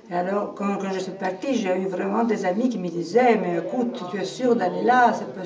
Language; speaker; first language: French; non-native, fluent; Italian